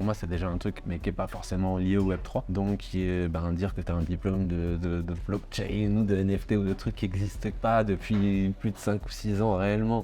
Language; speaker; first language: French; native; French